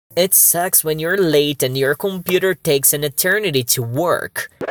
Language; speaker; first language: English; non-native, fluent; Portuguese